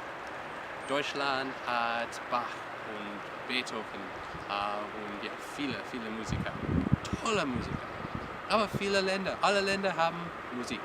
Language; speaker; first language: German; non-native, learner; English